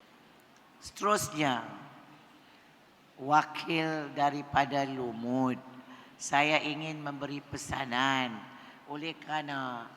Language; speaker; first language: Malay; native; Malay